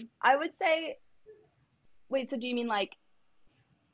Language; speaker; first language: English; early bilingual, other home language; Kannada